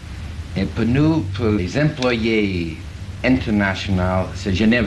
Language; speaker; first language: French; non-native, learner; English